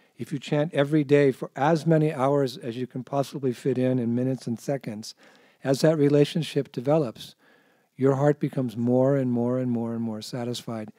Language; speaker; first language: English; native; English